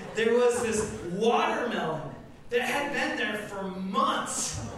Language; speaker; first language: English; native; English